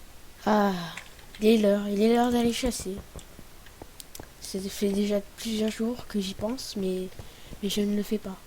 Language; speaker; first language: French; native; French